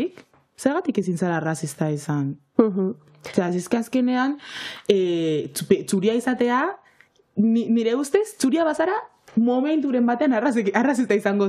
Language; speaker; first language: Basque; non-native, local second language; Spanish